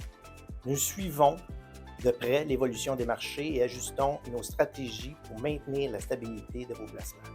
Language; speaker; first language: French; native; French